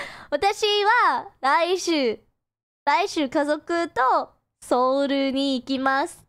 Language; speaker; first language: Japanese; non-native, fluent; English